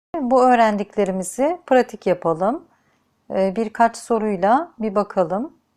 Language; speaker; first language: Turkish; native; Turkish